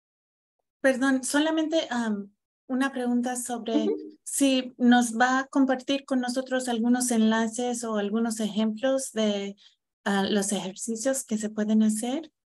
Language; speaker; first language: Spanish; non-native, fluent; English